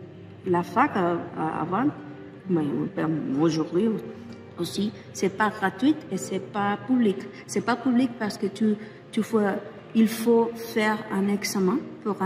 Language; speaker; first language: French; non-native, learner; Spanish